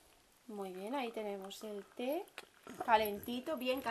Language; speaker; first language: Spanish; native; Spanish